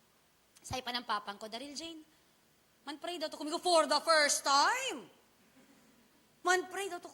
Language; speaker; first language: Filipino; non-native, local second language; Chavacano